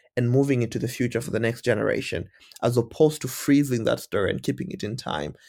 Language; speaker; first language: English; non-native, local second language; Bemba